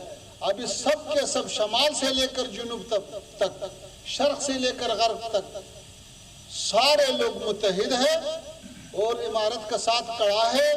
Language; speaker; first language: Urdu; non-native, fluent; Pashto